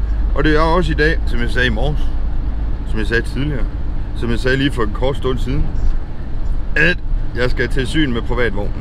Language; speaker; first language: Danish; native; Danish